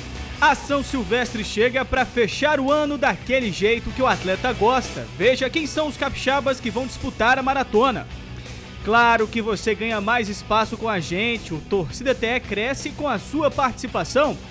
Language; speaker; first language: Portuguese; native; Portuguese